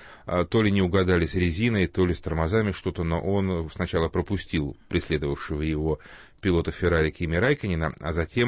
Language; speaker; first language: Russian; native; Russian